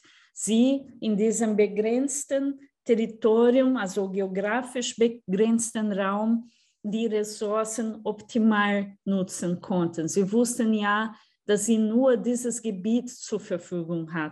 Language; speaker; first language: German; non-native, fluent; Portuguese